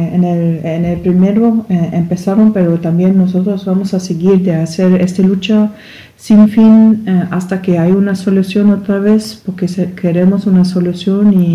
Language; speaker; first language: Spanish; non-native, learner; German